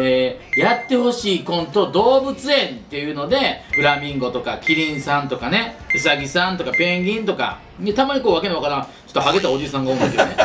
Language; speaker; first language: Japanese; native; Japanese